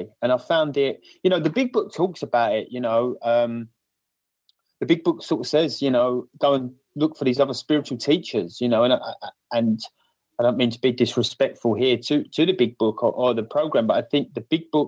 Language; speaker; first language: English; native; English